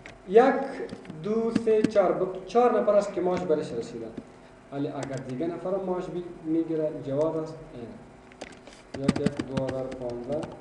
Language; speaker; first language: Persian; non-native, local second language; Pashto